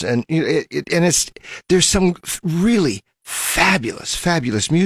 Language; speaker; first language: English; native; English